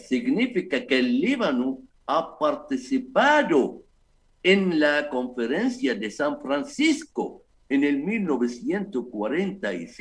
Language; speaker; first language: Spanish; non-native, fluent; Arabic